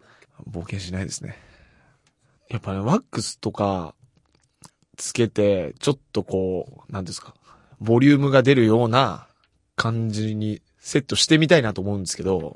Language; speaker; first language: Japanese; native; Japanese